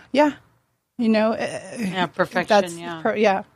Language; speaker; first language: English; non-native, fluent; Japanese